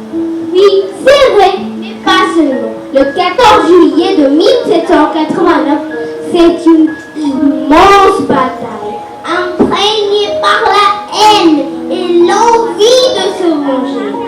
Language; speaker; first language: French; non-native, learner; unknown